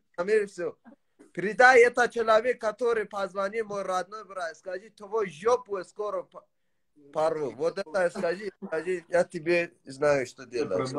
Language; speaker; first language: Russian; non-native, learner; Tajik